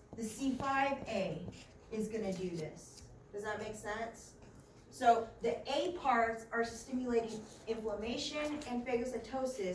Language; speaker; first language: English; native; English